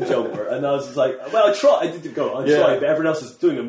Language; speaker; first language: English; native; English